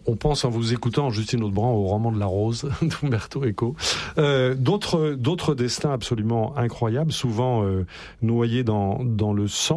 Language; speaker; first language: French; native; French